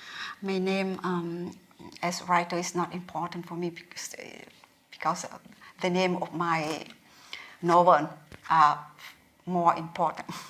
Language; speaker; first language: English; non-native, learner; Vietnamese